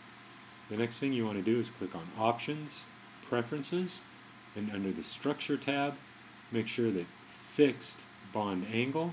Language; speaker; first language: English; native; English